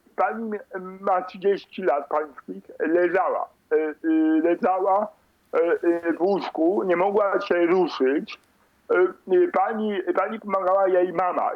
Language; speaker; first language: Polish; non-native, fluent; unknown